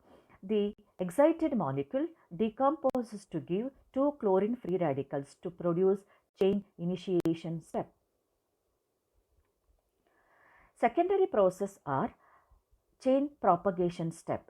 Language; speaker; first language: English; non-native, local second language; Kannada